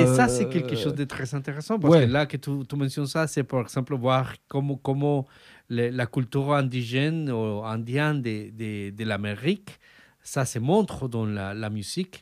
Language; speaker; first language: French; non-native, fluent; Spanish